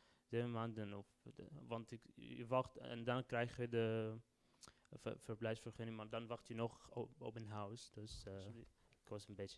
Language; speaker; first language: Dutch; non-native, learner; Arabic